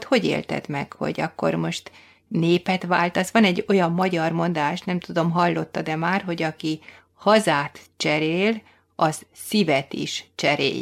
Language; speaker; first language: Hungarian; native; Hungarian